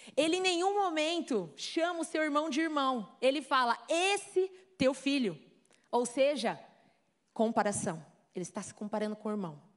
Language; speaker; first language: Portuguese; native; Portuguese